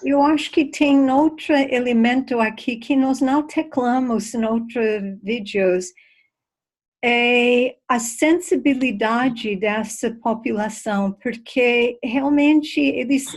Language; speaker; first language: Portuguese; non-native, fluent; English